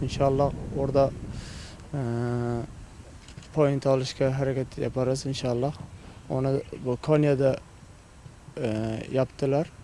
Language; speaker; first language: Turkish; non-native, learner; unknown